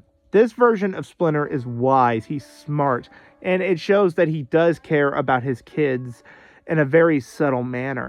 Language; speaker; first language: English; native; English